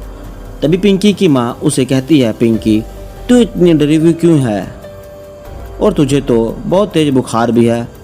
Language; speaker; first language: Hindi; native; Hindi